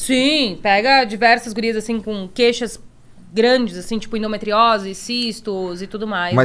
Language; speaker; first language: Portuguese; native; Portuguese